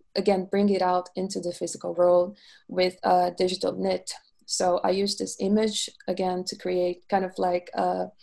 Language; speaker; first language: English; non-native, fluent; Portuguese